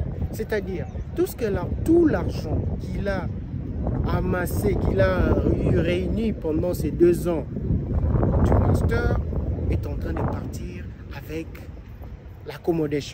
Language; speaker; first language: French; non-native, local second language; Lingala